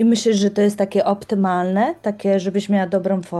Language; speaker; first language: Polish; native; Polish